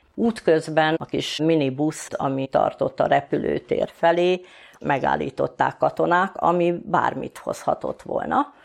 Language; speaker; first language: Hungarian; native; Hungarian